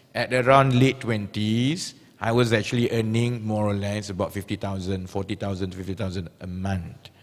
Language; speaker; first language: English; non-native, local second language; Malay